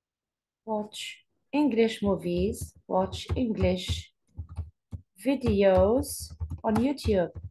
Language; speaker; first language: English; non-native, fluent; Arabic